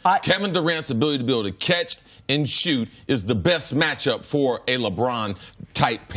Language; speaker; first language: English; native; English